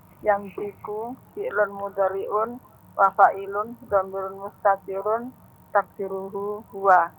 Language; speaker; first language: Arabic; non-native, learner; Indonesian